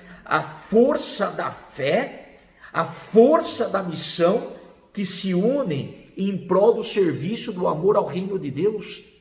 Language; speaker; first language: Portuguese; native; Portuguese